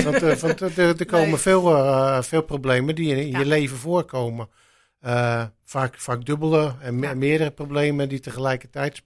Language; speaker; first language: Dutch; native; Dutch